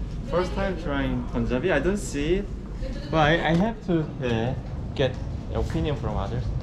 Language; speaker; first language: English; non-native, learner; Korean